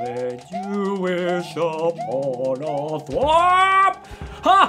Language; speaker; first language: English; native; English